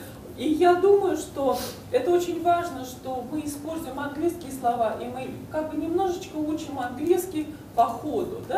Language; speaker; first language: Russian; native; Russian